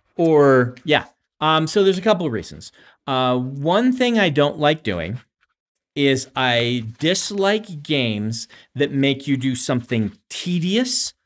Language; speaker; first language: English; native; English